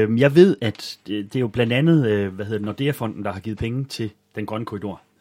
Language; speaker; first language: Danish; native; Danish